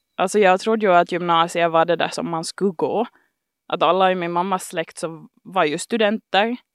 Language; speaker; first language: Swedish; native; Swedish